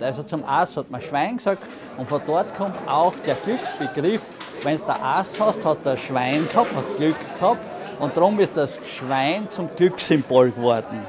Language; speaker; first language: German; native; German